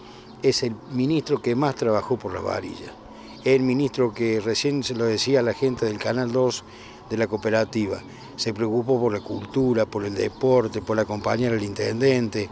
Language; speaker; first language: Spanish; native; Spanish